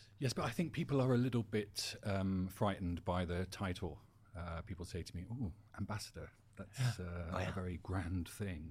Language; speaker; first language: English; native; English